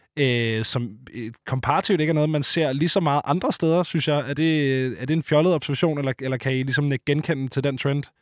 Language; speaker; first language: Danish; native; Danish